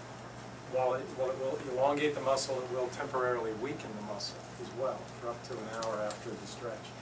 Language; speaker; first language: English; native; English